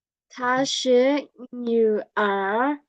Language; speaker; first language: Chinese; non-native, learner; Burmese